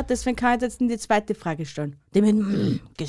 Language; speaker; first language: German; native; German